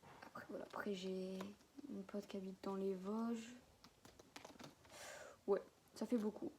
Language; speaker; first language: French; native; French